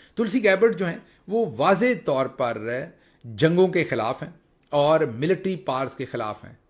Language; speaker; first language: Urdu; non-native, local second language; Punjabi